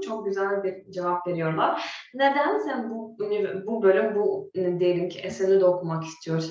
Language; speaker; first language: Turkish; non-native, fluent; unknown